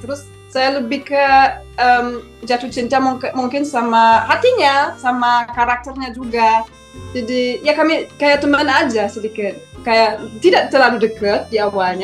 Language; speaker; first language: Indonesian; non-native, fluent; German